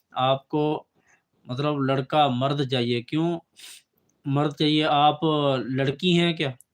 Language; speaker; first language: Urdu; non-native, local second language; Punjabi